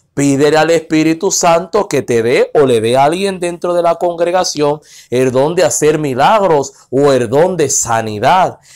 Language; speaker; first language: Spanish; non-native, fluent; Haitian Creole